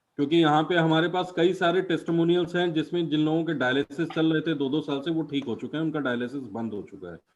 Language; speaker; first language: Hindi; native; Hindi